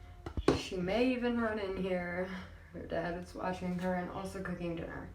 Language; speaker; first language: English; native; English